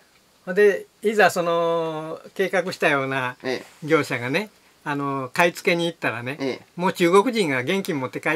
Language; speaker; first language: Japanese; native; Japanese